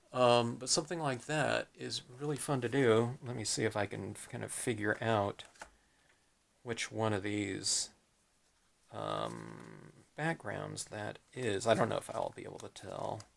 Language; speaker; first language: English; native; English